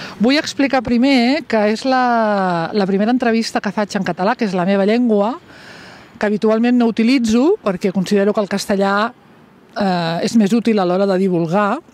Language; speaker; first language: Catalan; native; Catalan